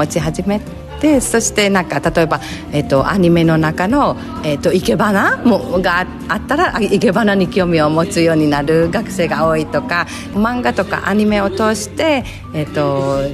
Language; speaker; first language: Japanese; non-native, fluent; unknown